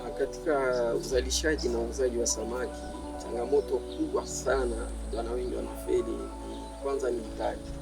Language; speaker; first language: Swahili; native; Swahili